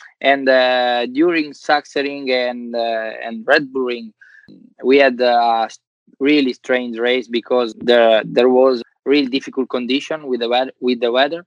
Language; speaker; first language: English; non-native, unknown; Italian